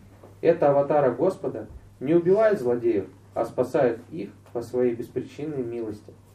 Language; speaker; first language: Russian; native; Russian